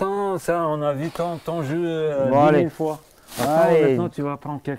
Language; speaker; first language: French; non-native, fluent; Bulgarian